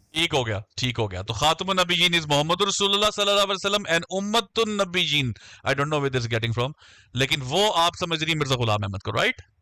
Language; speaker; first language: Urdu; native; Urdu